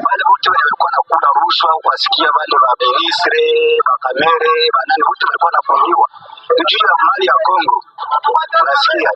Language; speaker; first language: Swahili; native; Swahili